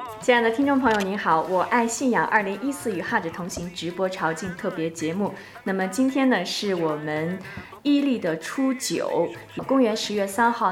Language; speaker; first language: Chinese; native; Chinese